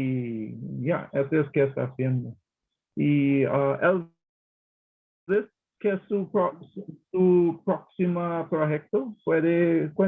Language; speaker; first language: Spanish; non-native, learner; English